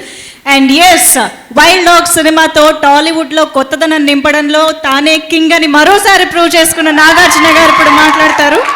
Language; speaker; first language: Telugu; native; Telugu